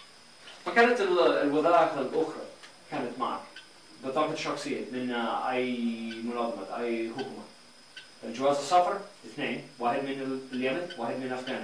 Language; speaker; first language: Arabic; non-native, learner; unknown